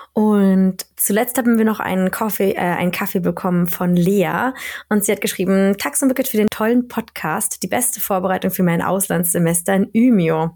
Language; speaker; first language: German; native; German